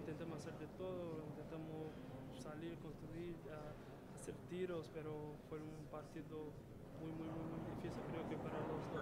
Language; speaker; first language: Spanish; non-native, fluent; Portuguese